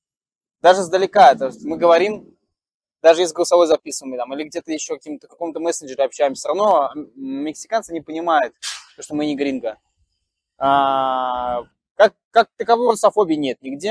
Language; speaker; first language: Russian; native; Russian